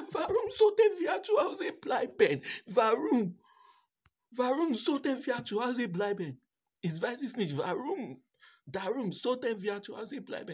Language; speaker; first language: German; non-native, learner; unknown